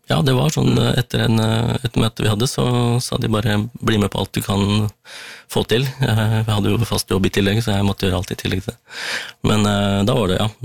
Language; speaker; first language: Norwegian; early bilingual, other home language; Tamil